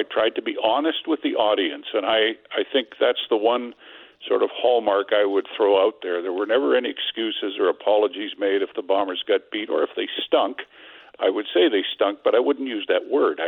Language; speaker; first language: English; native; English